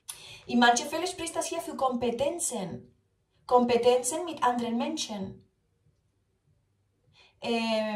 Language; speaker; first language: German; non-native, fluent; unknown